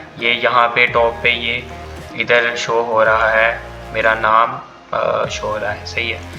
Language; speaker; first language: Urdu; non-native, local second language; Punjabi